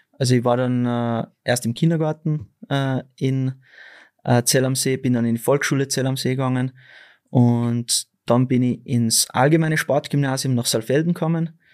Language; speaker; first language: German; early bilingual, other home language; Dutch